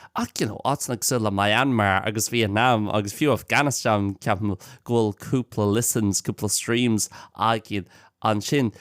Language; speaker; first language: Irish; native; Irish